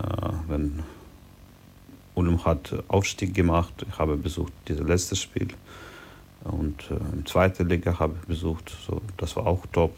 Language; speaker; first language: German; non-native, learner; Ukrainian